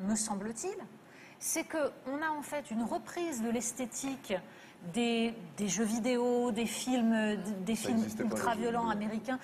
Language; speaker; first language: French; native; French